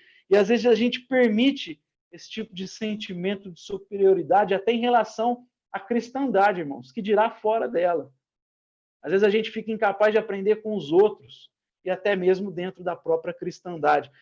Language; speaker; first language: Portuguese; native; Portuguese